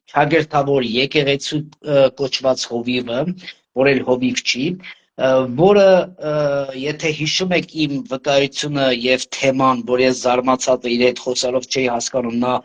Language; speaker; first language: Armenian; native; Armenian